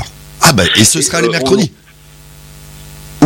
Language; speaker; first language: French; native; French